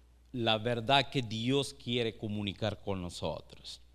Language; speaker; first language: Spanish; non-native, fluent; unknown